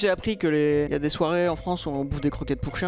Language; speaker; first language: French; native; French